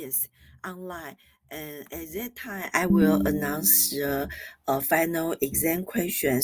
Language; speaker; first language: English; non-native, fluent; Chinese